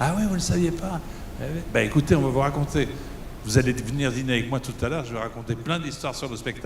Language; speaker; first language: French; native; French